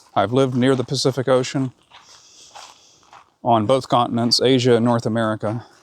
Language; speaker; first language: English; native; English